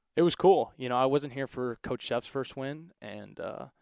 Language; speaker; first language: English; native; English